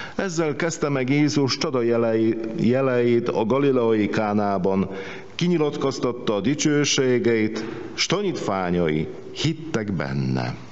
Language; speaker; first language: Hungarian; non-native, fluent; Polish